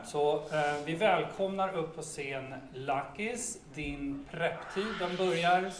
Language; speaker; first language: Swedish; native; Swedish